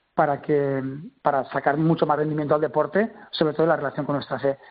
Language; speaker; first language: Spanish; native; Spanish